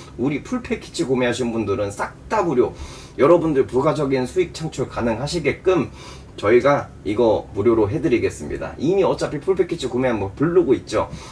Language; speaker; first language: Korean; native; Korean